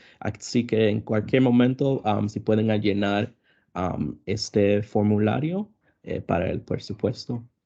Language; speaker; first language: Spanish; early bilingual, other home language; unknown